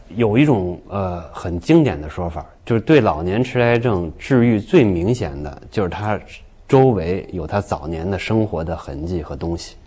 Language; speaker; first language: Chinese; native; Chinese